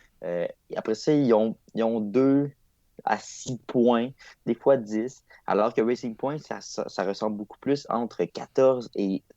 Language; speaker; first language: French; native; French